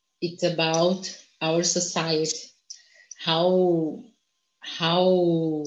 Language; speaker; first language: English; non-native, learner; Portuguese